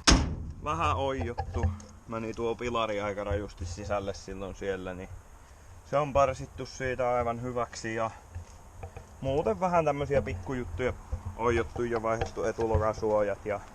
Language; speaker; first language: Finnish; native; Finnish